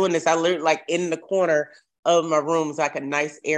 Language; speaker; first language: English; native; English